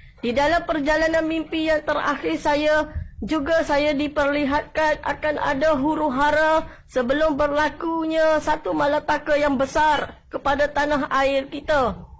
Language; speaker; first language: Malay; native; Malay